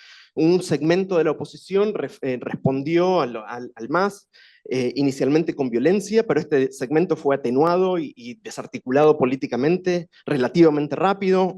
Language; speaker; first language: Spanish; native; Spanish